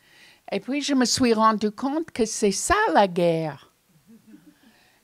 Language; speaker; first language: French; non-native, fluent; English